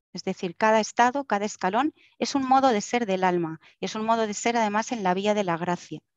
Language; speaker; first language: Spanish; native; Spanish